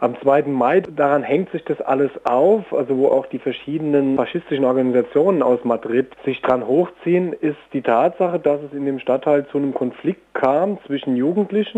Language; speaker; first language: German; native; German